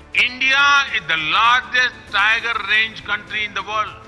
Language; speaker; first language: English; non-native, local second language; Hindi